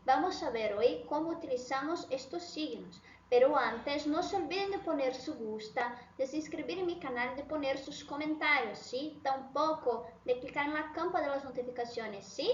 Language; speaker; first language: Spanish; non-native, fluent; Portuguese